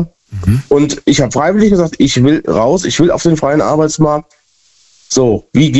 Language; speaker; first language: German; native; German